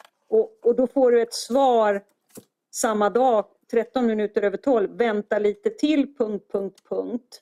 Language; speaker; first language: Swedish; native; Swedish